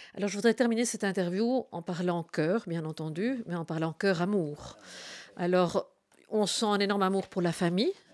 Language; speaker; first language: French; native; French